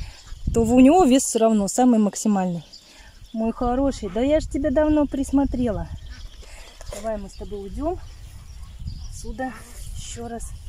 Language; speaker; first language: Russian; native; Russian